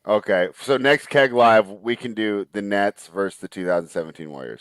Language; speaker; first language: English; native; English